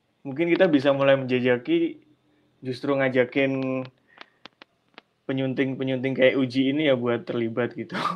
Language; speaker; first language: Indonesian; native; Indonesian